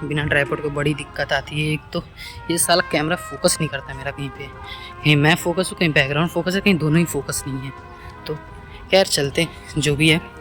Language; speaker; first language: Hindi; native; Hindi